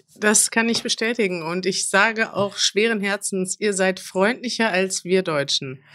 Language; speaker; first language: German; native; German